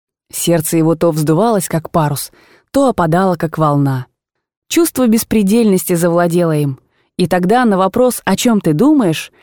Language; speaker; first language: Russian; native; Russian